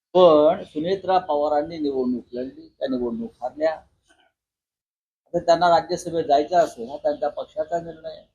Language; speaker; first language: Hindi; non-native, local second language; Marathi